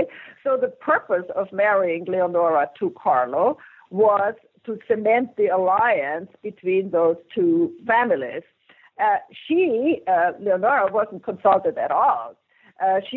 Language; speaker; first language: English; non-native, fluent; German